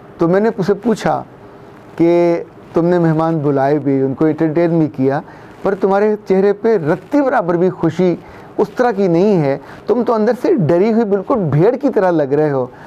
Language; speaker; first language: Urdu; non-native, local second language; Punjabi